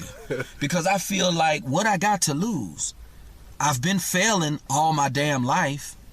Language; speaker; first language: English; native; English